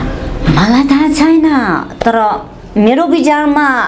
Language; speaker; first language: Nepali; non-native, learner; Dutch